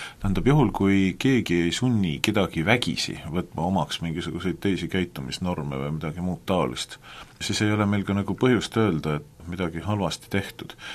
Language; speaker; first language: Estonian; native; Estonian